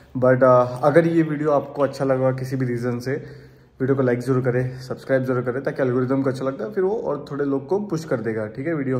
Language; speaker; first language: Hindi; non-native, local second language; Marathi